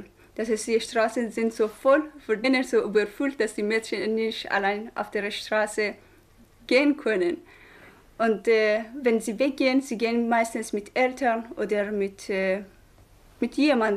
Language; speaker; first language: German; non-native, learner; Persian